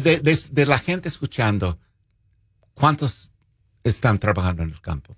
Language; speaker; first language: Spanish; non-native, fluent; English